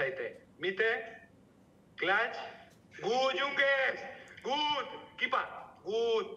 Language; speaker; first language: German; non-native, learner; Spanish